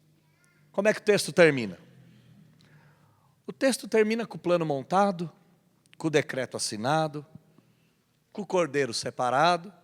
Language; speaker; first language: Portuguese; native; Portuguese